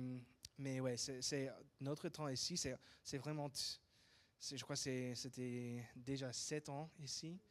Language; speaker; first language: French; non-native, fluent; English